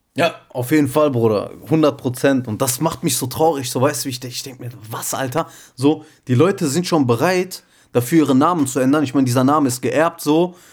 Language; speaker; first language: German; early bilingual, other home language; Turkish